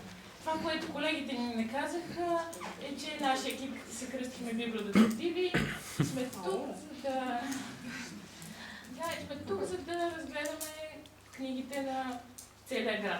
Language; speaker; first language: Bulgarian; native; Bulgarian